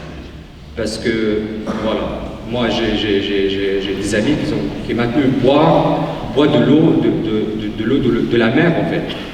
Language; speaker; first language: French; non-native, fluent; Arabic